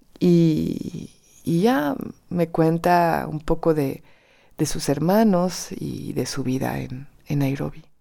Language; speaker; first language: Spanish; non-native, fluent; French